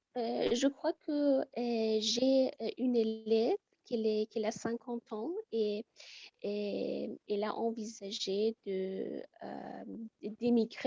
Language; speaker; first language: French; non-native, fluent; Persian